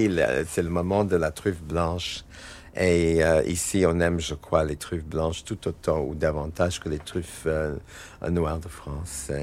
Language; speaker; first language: French; non-native, fluent; English